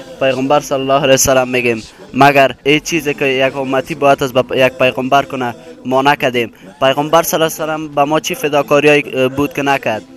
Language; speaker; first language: Persian; native; Persian